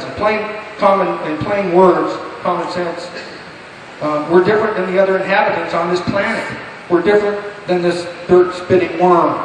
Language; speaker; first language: English; native; English